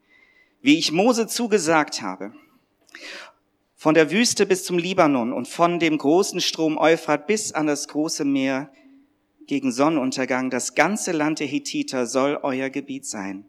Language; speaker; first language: German; native; German